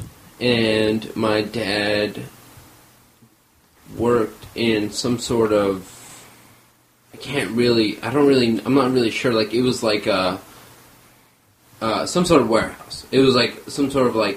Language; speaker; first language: English; early bilingual, other home language; Armenian